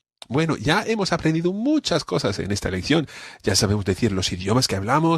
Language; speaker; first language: Spanish; non-native, fluent; English